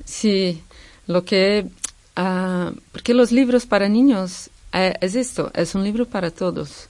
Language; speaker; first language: Spanish; non-native, fluent; Portuguese